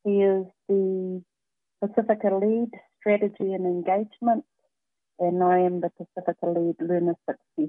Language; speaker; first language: English; native; English